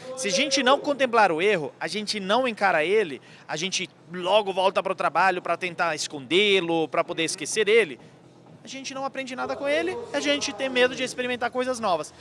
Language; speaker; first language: Portuguese; non-native, fluent; Italian